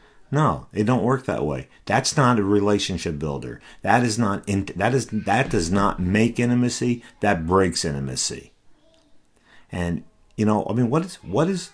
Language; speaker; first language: English; native; English